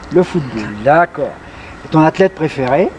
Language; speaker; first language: French; native; French